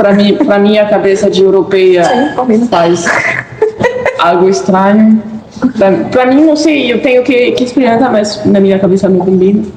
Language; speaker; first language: Portuguese; non-native, fluent; French